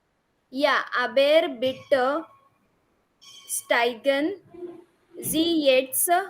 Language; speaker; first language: German; non-native, learner; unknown